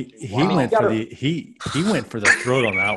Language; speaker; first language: English; native; English